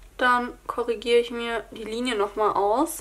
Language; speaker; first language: German; native; German